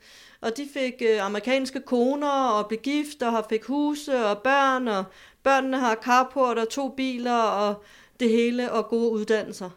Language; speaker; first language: Danish; native; Danish